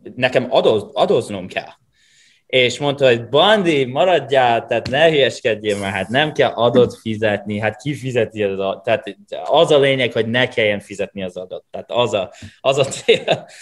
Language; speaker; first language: Hungarian; non-native, fluent; English